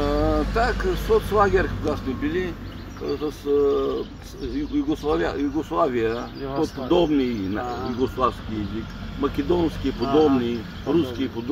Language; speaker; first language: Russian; non-native, learner; Bulgarian